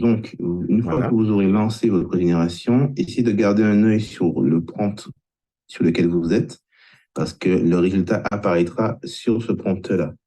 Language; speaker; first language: French; native; French